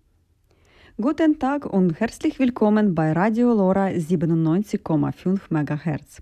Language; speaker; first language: German; non-native, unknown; Ukrainian